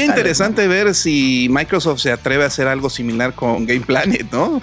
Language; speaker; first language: Spanish; native; Spanish